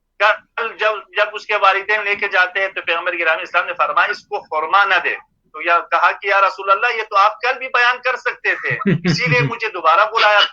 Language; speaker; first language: Urdu; non-native, local second language; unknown